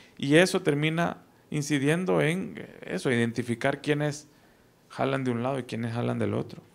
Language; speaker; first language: Spanish; native; Spanish